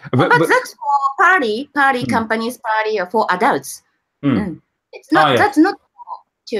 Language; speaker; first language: English; non-native, learner; Japanese